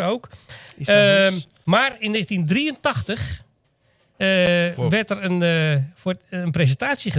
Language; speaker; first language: Dutch; native; Dutch